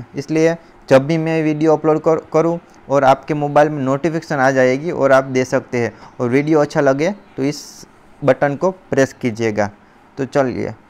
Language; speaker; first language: Hindi; non-native, local second language; Gujarati